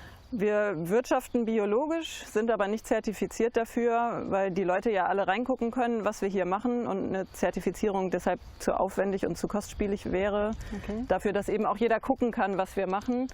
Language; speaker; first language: German; native; German